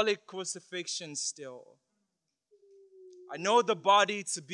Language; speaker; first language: English; non-native, local second language; Yoruba